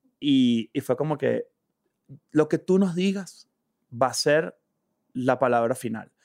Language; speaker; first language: Spanish; native; Spanish